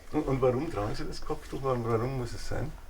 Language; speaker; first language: German; native; German